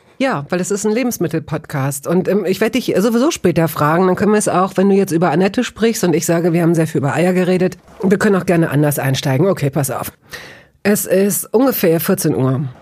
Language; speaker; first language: German; native; German